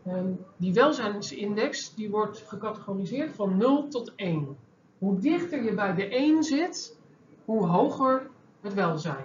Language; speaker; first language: Dutch; native; Dutch